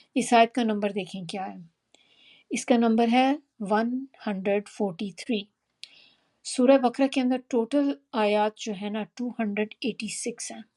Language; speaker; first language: Urdu; native; Urdu